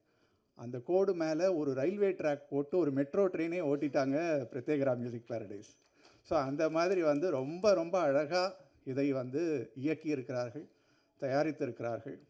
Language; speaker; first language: Tamil; native; Tamil